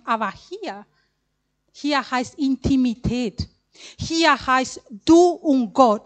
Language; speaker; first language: German; non-native, learner; Spanish